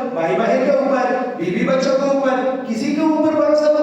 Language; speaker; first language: Hindi; non-native, local second language; Telugu